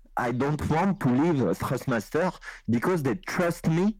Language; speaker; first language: English; non-native, learner; French